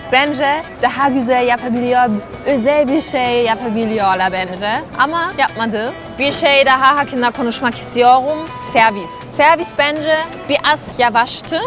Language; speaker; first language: Turkish; non-native, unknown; German